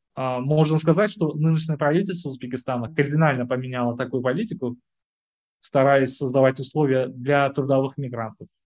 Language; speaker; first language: Russian; non-native, local second language; Uzbek